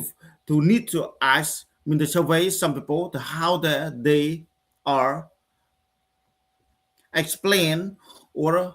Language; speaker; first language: English; non-native, learner; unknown